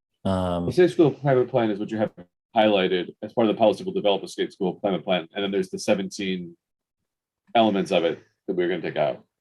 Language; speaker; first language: English; native; English